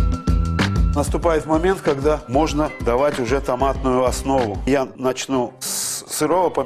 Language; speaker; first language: Russian; native; Russian